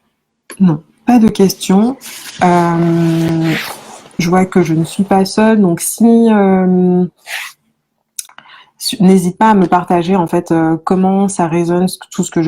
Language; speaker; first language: French; native; French